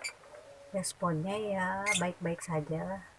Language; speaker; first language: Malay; non-native, local second language; Sundanese